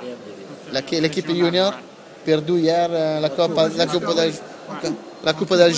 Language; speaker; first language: French; non-native, learner; Italian